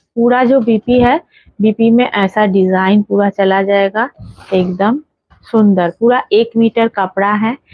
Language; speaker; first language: Hindi; non-native, local second language; Bangla